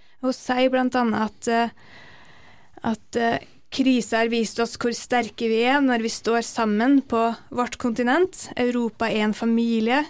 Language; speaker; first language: Norwegian; native; Norwegian